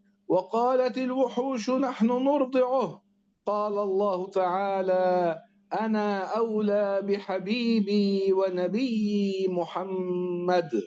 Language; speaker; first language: Arabic; native; Arabic